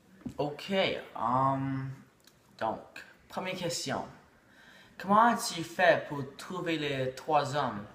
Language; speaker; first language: French; native; French